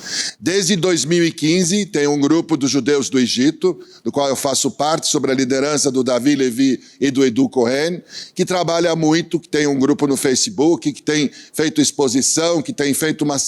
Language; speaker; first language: Portuguese; early bilingual, other home language; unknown